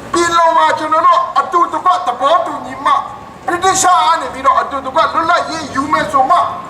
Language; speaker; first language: Burmese; non-native, local second language; Kachin